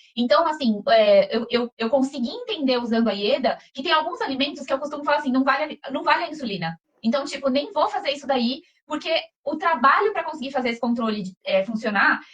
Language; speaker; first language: Portuguese; native; Portuguese